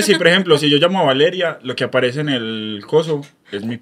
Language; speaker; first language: Spanish; native; Spanish